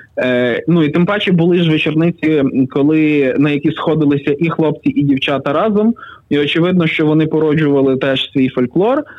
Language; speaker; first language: Ukrainian; native; Ukrainian